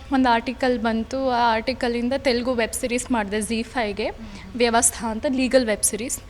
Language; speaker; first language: Kannada; native; Kannada